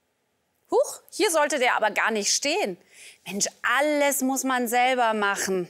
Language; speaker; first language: German; native; German